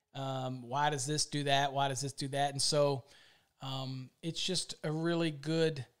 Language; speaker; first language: English; native; English